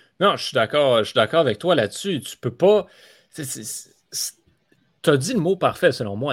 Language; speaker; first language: French; native; French